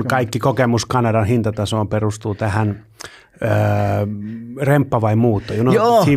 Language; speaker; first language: Finnish; native; Finnish